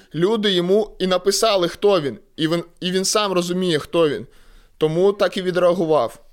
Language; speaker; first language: Ukrainian; non-native, local second language; Russian